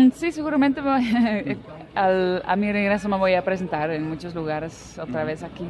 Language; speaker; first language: Spanish; non-native, fluent; Dutch